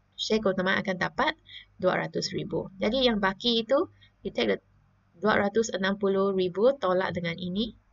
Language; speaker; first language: Malay; non-native, local second language; Chinese